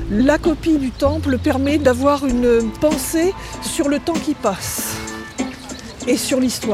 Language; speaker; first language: French; native; French